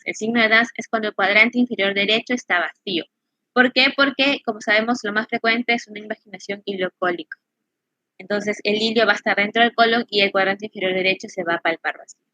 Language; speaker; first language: Spanish; native; Spanish